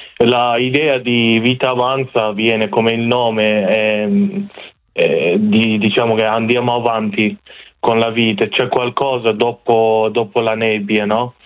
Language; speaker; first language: Italian; non-native, fluent; Persian